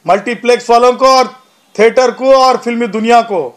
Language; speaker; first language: Hindi; non-native, local second language; Marathi